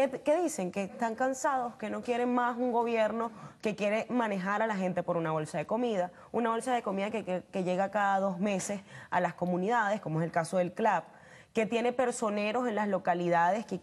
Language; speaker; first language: Spanish; native; Spanish